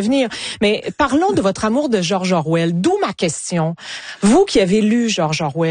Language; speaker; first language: French; native; French